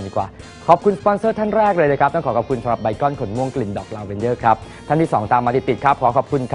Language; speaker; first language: Thai; native; Thai